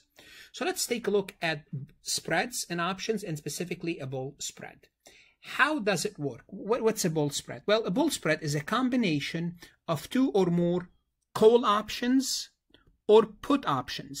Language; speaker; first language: English; non-native, fluent; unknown